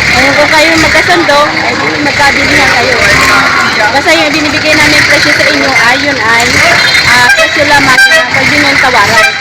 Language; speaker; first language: Filipino; native; Filipino